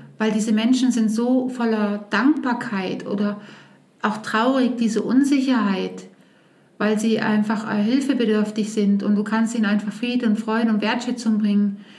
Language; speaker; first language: German; native; German